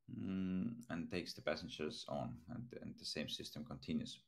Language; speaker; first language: English; non-native, fluent; Estonian